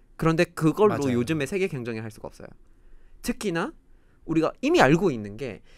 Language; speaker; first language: Korean; non-native, fluent; English